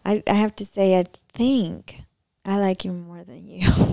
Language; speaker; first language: English; non-native, fluent; Spanish